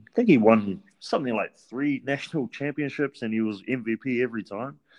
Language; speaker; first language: English; native; English